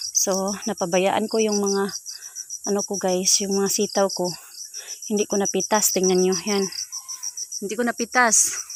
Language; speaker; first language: Filipino; non-native, local second language; Cebuano